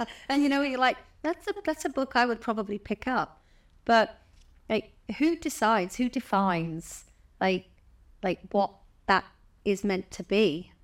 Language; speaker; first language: English; native; English